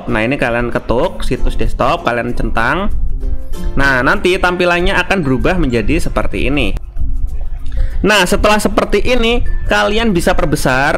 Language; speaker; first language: Indonesian; native; Indonesian